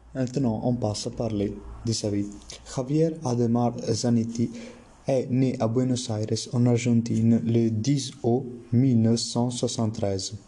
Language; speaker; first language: French; non-native, learner; Italian